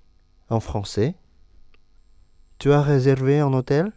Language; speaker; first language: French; non-native, fluent; Indonesian